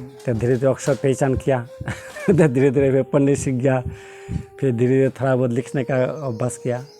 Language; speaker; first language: Hindi; non-native, local second language; Bangla